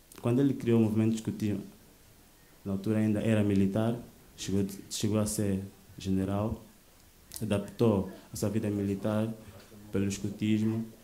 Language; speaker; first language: Portuguese; native; Portuguese